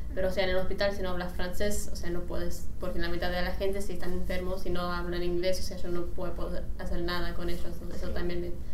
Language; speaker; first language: Spanish; non-native, fluent; English